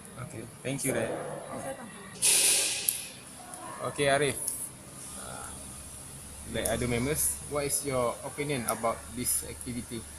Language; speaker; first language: English; non-native, local second language; Malay